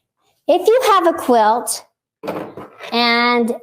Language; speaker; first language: English; native; English